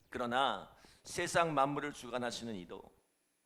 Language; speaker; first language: Korean; native; Korean